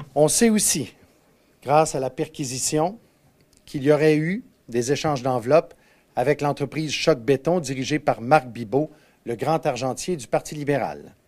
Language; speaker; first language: French; native; French